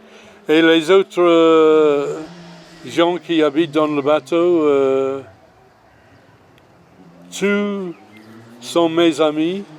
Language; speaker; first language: French; non-native, learner; English